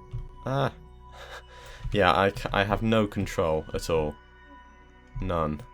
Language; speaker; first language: English; native; English